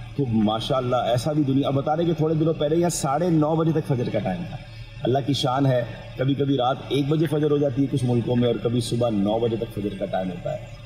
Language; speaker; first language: Urdu; native; Urdu